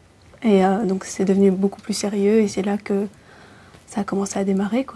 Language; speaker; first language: French; early bilingual, other home language; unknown